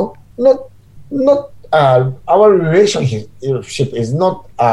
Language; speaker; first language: English; non-native, learner; Japanese